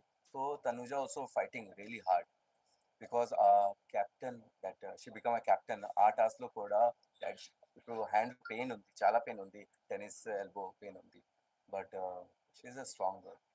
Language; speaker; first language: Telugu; non-native, learner; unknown